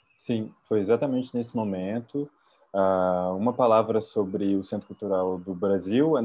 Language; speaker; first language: Portuguese; native; Portuguese